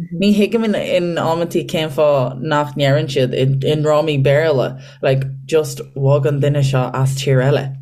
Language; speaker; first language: Irish; native; Irish